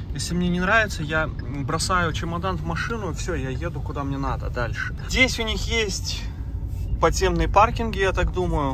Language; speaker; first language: Russian; native; Russian